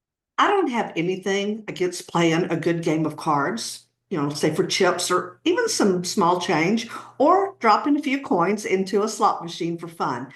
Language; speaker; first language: English; native; English